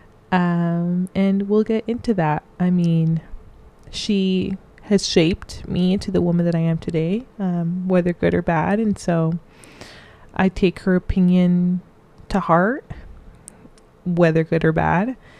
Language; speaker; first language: English; early bilingual, other home language; Spanish